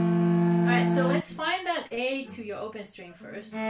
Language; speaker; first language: English; non-native, fluent; Finnish